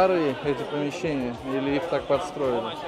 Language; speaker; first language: Russian; native; Russian